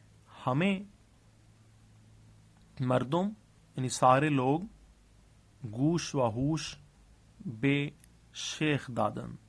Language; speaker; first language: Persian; non-native, fluent; Urdu